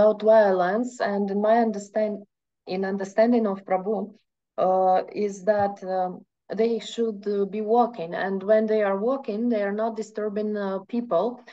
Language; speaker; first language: English; non-native, fluent; Russian